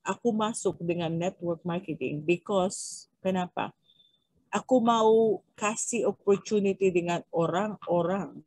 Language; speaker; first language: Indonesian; non-native, learner; Filipino